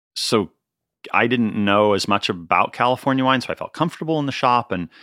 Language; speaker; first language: English; native; English